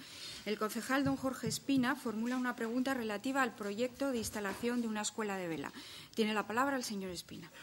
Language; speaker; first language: Spanish; native; Spanish